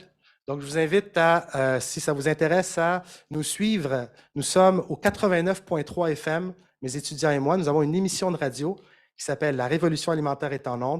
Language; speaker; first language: French; native; French